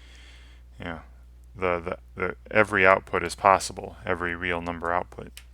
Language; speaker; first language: English; native; English